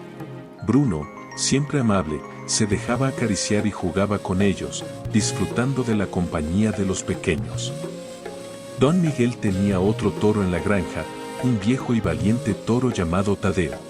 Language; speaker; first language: Spanish; native; Spanish